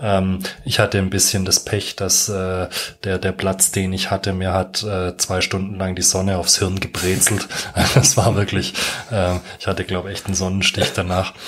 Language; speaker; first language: German; native; German